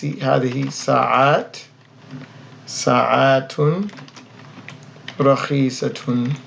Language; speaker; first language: Arabic; non-native, fluent; English